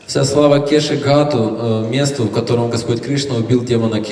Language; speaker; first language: Russian; native; Russian